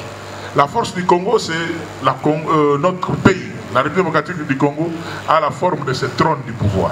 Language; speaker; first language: French; non-native, local second language; Luba-Lulua